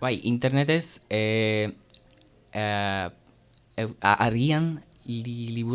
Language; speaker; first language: Basque; non-native, learner; French